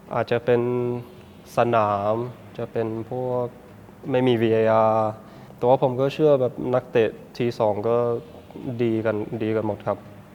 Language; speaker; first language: Thai; early bilingual, heritage; Thai